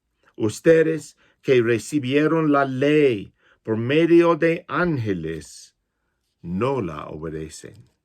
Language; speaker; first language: Spanish; non-native, fluent; English